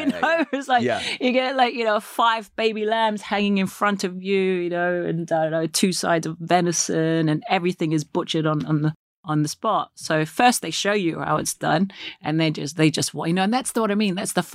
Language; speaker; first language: English; native; English